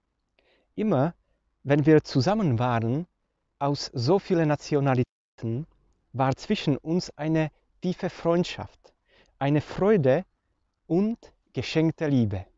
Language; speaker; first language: German; non-native, fluent; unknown